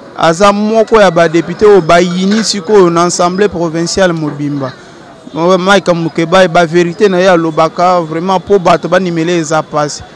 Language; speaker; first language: Lingala; native; Lingala